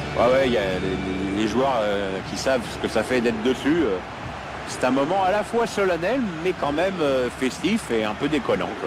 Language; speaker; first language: French; native; French